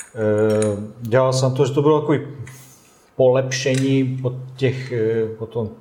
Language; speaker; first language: Czech; non-native, fluent; Bosnian